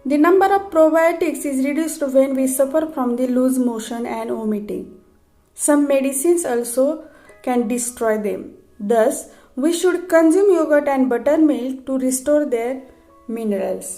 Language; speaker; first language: English; non-native, local second language; Marathi